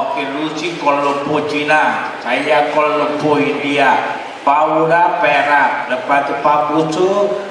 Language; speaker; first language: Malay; non-native, local second language; Tamil